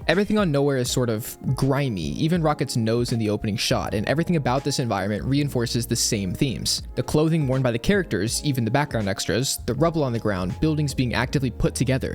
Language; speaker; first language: English; native; English